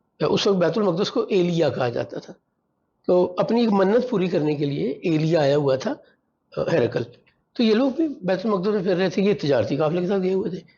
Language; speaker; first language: Urdu; non-native, local second language; Punjabi